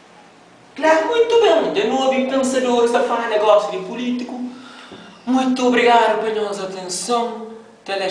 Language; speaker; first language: Portuguese; non-native, local second language; Kabuverdianu